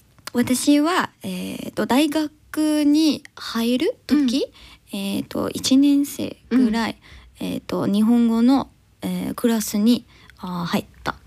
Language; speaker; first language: Japanese; non-native, learner; English